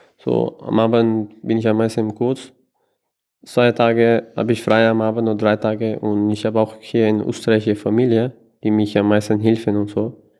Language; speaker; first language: German; non-native, learner; Persian